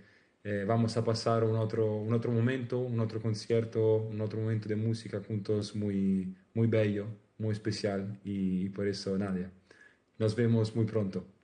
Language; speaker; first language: Spanish; non-native, learner; Italian